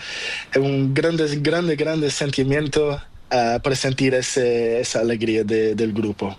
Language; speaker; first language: Spanish; non-native, learner; Portuguese